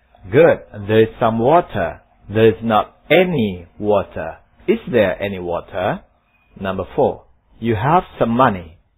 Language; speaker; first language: English; non-native, fluent; Indonesian